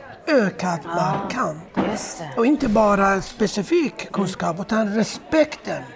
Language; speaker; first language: Swedish; non-native, fluent; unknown